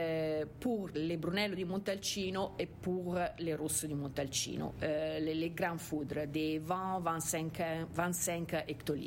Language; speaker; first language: French; non-native, fluent; Italian